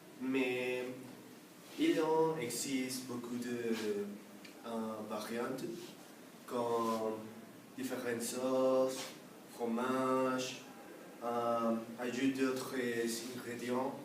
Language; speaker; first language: French; non-native, learner; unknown